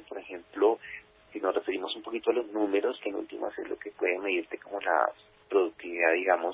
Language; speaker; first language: Spanish; native; Spanish